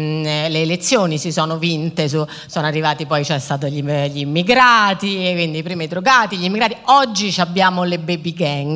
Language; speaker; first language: Italian; native; Italian